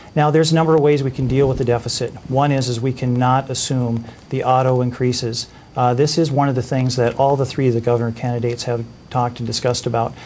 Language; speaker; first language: English; native; English